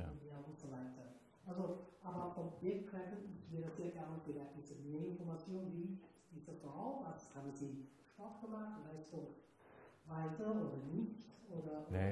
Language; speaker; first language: German; non-native, learner; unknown